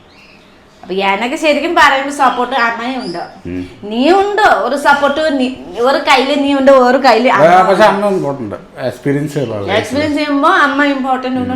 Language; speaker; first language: Malayalam; non-native, fluent; Nepali